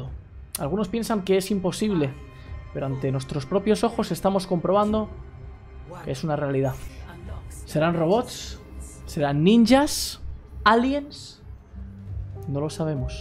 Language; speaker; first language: Spanish; native; Spanish